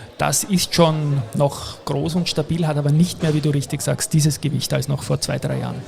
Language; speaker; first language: German; native; German